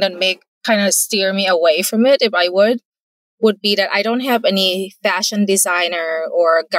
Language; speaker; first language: English; non-native, fluent; Thai